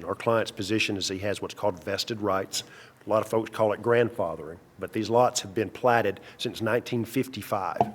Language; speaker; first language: English; native; English